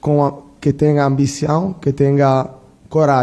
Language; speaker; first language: Portuguese; non-native, learner; Italian